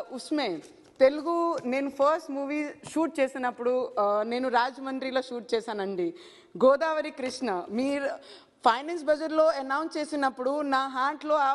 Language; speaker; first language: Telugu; non-native, learner; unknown